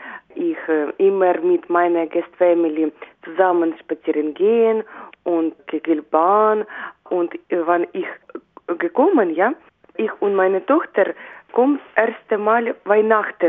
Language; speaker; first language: German; non-native, learner; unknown